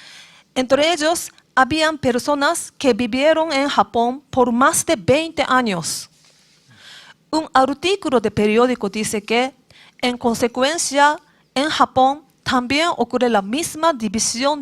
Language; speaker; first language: Spanish; non-native, learner; Japanese